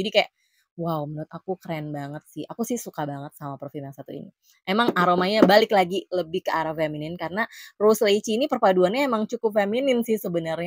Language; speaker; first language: Indonesian; native; Indonesian